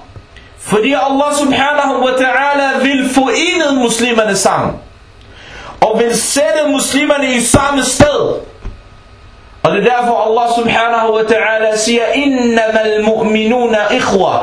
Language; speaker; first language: Danish; early bilingual, other home language; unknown